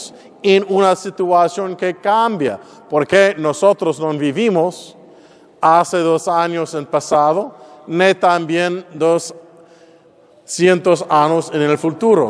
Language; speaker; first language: Spanish; non-native, fluent; English